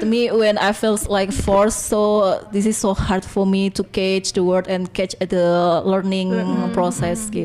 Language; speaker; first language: English; non-native, learner; Indonesian